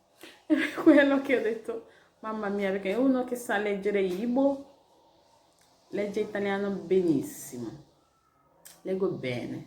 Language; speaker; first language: Italian; non-native, learner; Igbo